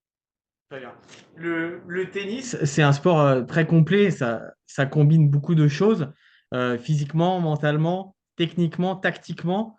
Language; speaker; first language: French; native; French